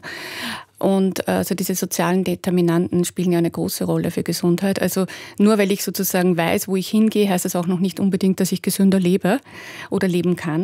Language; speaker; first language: German; native; German